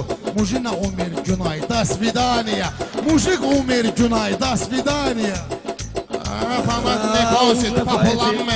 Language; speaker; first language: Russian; non-native, local second language; Talysh